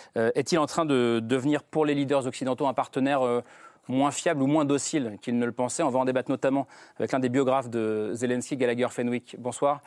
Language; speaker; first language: French; native; French